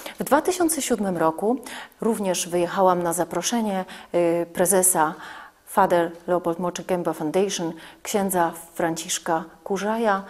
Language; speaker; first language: Polish; native; Polish